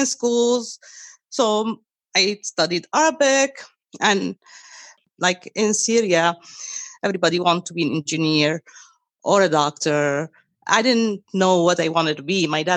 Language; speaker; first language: English; non-native, fluent; Arabic